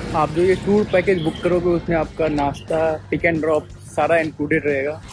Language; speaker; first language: Hindi; native; Hindi